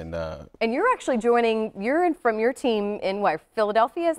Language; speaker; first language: English; native; English